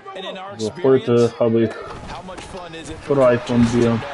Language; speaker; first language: German; non-native, learner; Russian